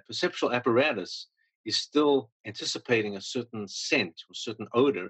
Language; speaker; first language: English; native; English